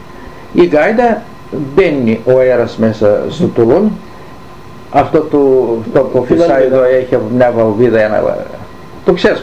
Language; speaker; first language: Greek; native; Greek